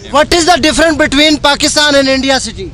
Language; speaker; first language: English; non-native, local second language; Urdu